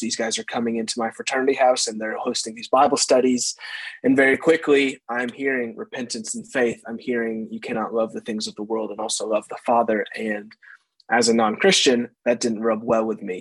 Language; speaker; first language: English; native; English